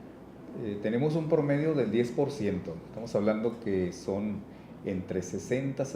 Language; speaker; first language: Spanish; native; Spanish